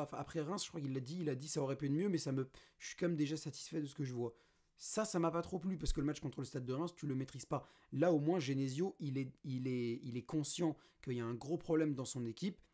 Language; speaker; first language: French; native; French